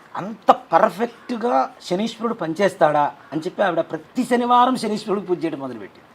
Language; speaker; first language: Telugu; native; Telugu